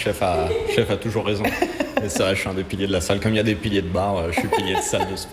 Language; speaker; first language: French; native; French